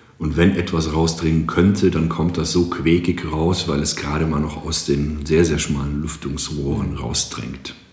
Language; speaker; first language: German; non-native, fluent; Greek